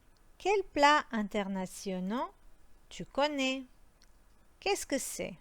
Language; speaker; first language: French; non-native, fluent; Croatian